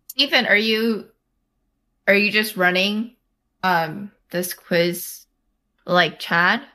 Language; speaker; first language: English; native; English